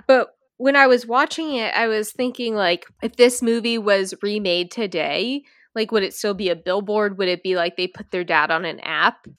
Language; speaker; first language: English; native; English